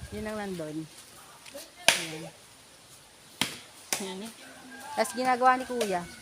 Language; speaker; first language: Filipino; native; Filipino